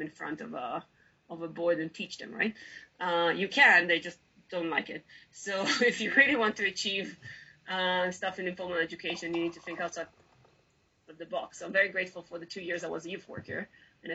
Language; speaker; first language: English; non-native, fluent; Hebrew